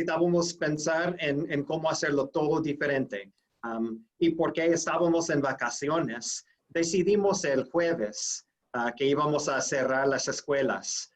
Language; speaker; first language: Spanish; non-native, fluent; English